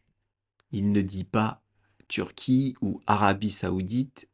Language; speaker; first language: French; native; French